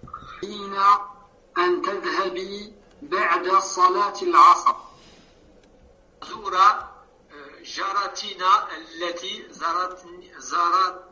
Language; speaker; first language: Arabic; non-native, learner; French